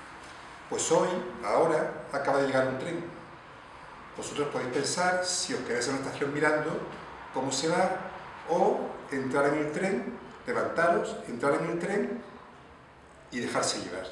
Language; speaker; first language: Spanish; native; Spanish